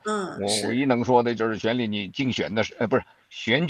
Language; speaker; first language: Chinese; native; Chinese